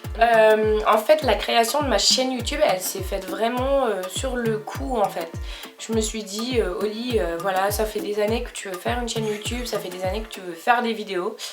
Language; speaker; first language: French; native; French